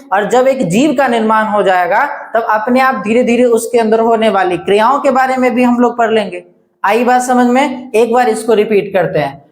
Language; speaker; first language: Hindi; native; Hindi